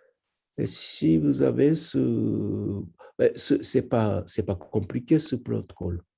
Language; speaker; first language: French; non-native, learner; Japanese